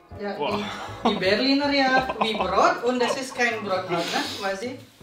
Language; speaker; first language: German; non-native, learner; Indonesian